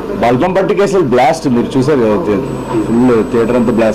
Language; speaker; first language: Telugu; native; Telugu